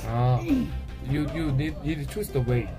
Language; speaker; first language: English; non-native, learner; Korean